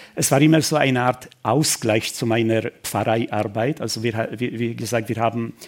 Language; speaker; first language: German; non-native, fluent; Polish